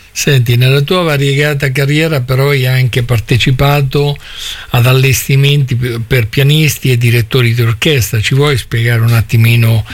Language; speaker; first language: Italian; native; Italian